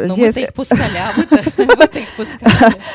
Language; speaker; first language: Russian; native; Russian